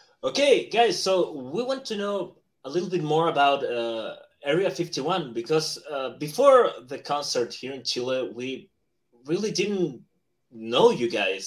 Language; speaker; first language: English; non-native, fluent; Spanish